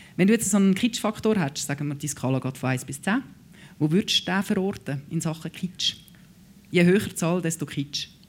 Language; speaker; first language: German; native; German